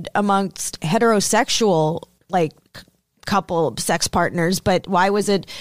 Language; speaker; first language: English; early bilingual, other home language; Hindi